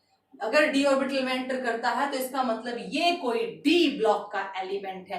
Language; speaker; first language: Hindi; native; Hindi